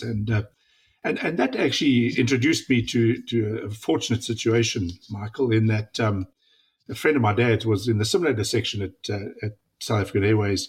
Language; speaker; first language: English; native; English